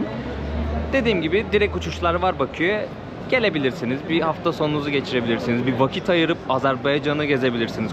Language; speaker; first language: Turkish; native; Turkish